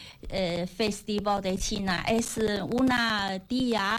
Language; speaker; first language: Spanish; non-native, learner; Chinese